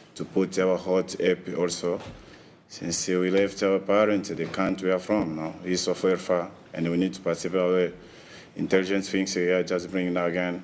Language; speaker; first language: English; non-native, learner; Portuguese